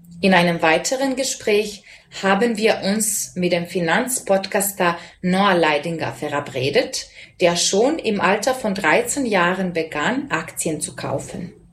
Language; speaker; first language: German; non-native, fluent; Serbian